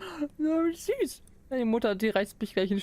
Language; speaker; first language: German; native; German